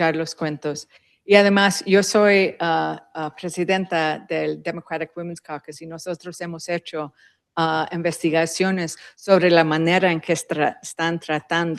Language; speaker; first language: Spanish; early bilingual, heritage; Spanish